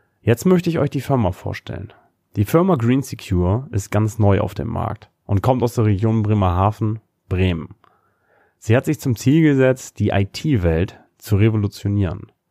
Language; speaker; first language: German; native; German